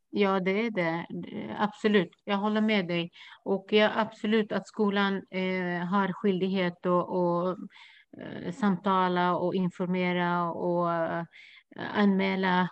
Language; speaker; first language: Swedish; non-native, fluent; Kurdish